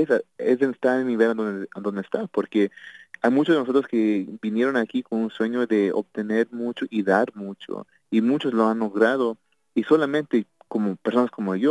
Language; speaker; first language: Spanish; early bilingual, heritage; Spanish